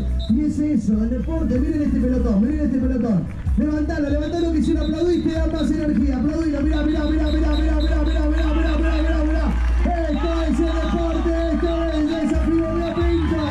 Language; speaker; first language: Spanish; native; Spanish